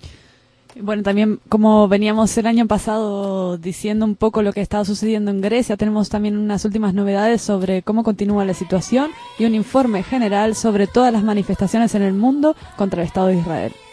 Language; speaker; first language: Spanish; native; Spanish